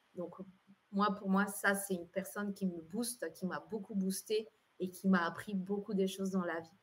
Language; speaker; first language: French; non-native, fluent; Spanish